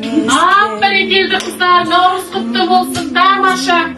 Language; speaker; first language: Kazakh; native; Kazakh